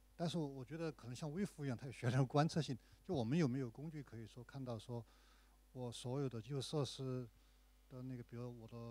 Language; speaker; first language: Chinese; native; Chinese